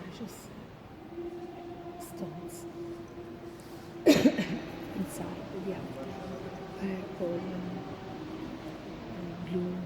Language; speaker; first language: English; non-native, learner; Turkish